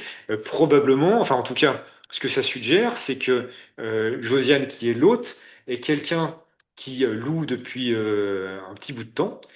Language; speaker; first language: French; native; French